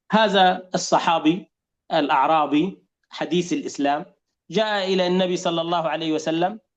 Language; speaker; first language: Arabic; native; Arabic